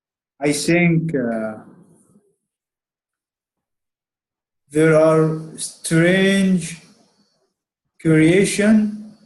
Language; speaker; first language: English; non-native, learner; Arabic